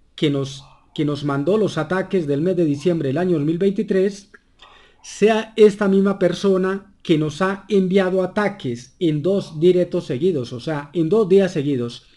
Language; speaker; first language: Spanish; native; Spanish